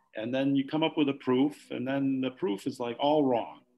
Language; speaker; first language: English; native; English